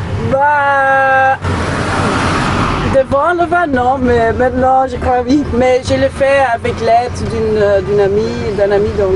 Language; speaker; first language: French; non-native, learner; Dutch